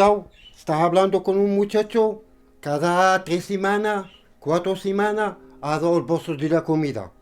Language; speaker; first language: Spanish; non-native, learner; Arabic